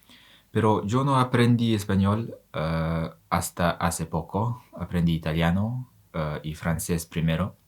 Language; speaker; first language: Spanish; non-native, learner; Mongolian